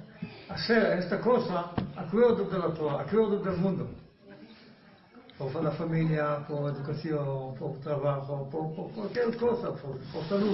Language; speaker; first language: Spanish; non-native, learner; Hebrew